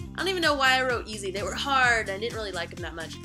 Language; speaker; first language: English; native; English